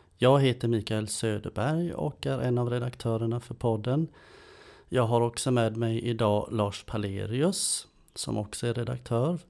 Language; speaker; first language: Swedish; native; Swedish